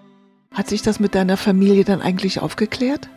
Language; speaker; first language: German; native; German